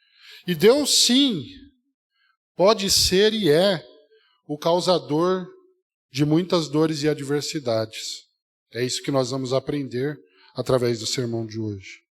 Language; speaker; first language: Portuguese; native; Portuguese